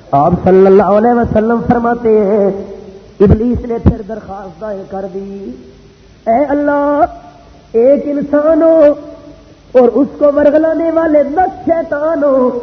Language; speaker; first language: Urdu; non-native, local second language; Punjabi